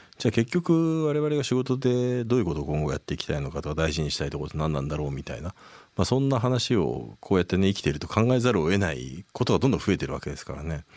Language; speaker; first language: Japanese; native; Japanese